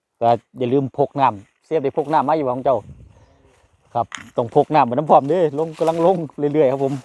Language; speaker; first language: Thai; non-native, local second language; Northeastern Thai